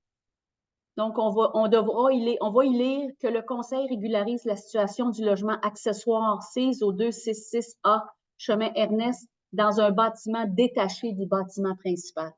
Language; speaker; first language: French; native; French